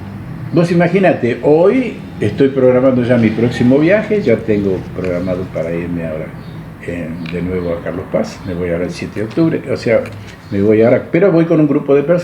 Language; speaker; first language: Spanish; native; Spanish